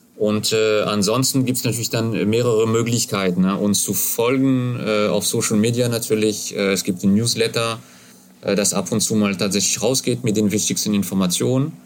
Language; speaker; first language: German; non-native, fluent; French